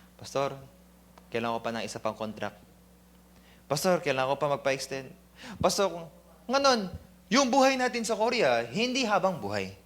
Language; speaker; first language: Filipino; non-native, fluent; Korean